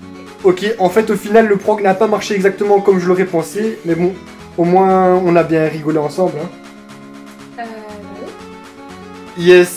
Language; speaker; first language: French; native; French